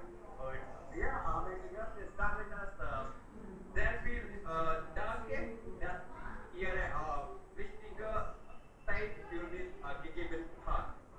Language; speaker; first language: German; non-native, learner; Hindi